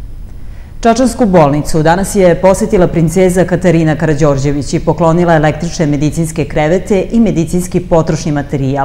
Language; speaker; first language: Serbian; native; Serbian